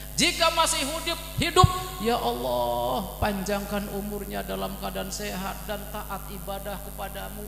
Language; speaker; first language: Malay; non-native, local second language; Javanese